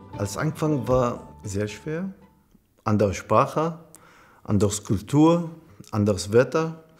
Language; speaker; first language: German; non-native, learner; Arabic